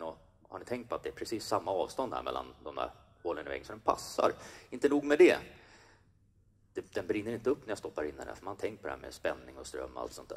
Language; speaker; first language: Swedish; native; Swedish